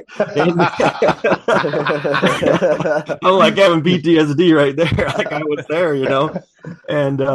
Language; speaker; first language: English; native; English